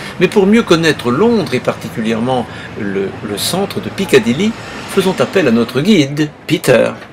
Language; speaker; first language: French; native; French